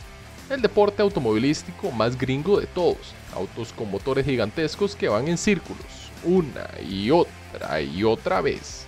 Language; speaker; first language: Spanish; native; Spanish